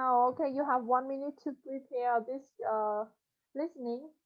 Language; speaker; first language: English; non-native, fluent; Vietnamese